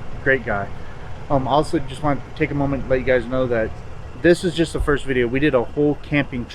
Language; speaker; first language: English; native; English